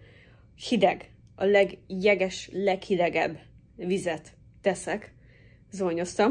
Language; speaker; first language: Hungarian; early bilingual, heritage; English